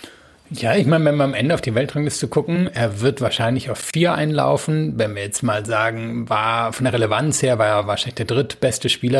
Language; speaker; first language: German; native; German